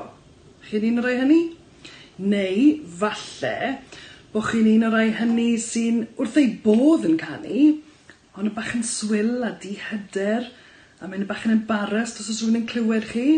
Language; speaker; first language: Welsh; native; Welsh